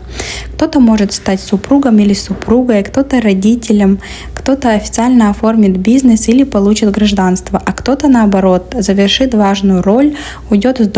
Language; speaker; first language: Russian; native; Russian